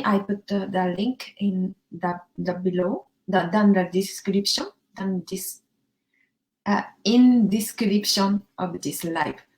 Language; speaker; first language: English; non-native, learner; Japanese